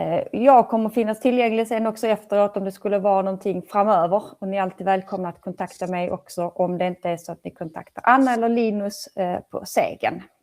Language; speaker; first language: Swedish; native; Swedish